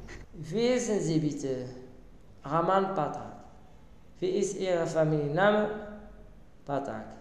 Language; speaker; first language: German; non-native, learner; Arabic